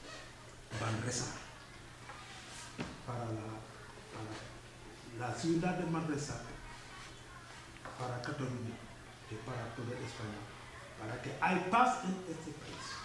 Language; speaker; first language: Spanish; non-native, learner; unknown